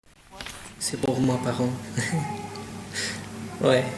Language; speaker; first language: French; non-native, learner; Pashto